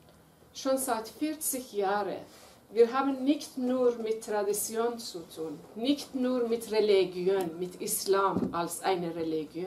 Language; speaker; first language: German; non-native, fluent; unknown